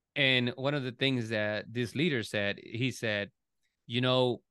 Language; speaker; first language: English; non-native, fluent; Spanish